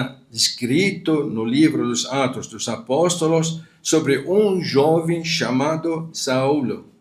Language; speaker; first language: Portuguese; non-native, fluent; Arabic